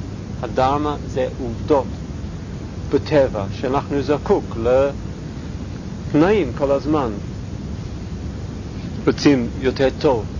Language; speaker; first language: Hebrew; non-native, fluent; English